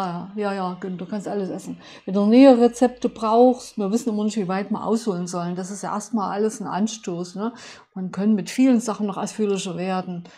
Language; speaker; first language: German; native; German